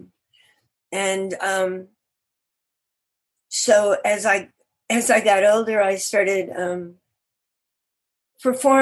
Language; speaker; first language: English; native; English